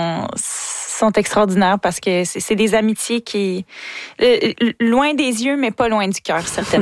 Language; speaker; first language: French; native; French